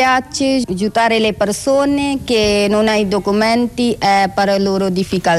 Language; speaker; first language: Italian; non-native, learner; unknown